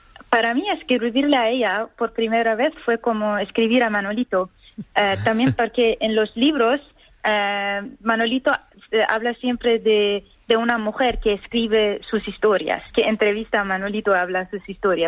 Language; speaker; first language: Spanish; non-native, fluent; Persian